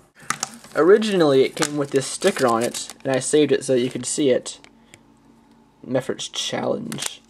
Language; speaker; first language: English; native; English